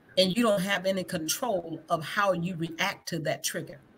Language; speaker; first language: English; native; English